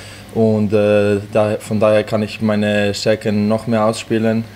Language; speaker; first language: German; non-native, fluent; Serbian